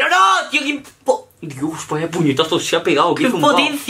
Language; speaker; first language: Spanish; native; Spanish